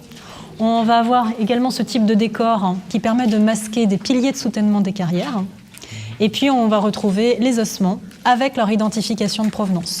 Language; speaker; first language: French; native; French